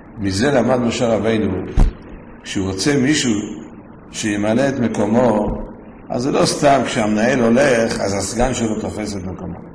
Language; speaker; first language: Hebrew; native; Hebrew